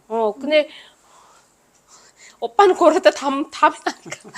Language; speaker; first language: Korean; non-native, learner; Malayalam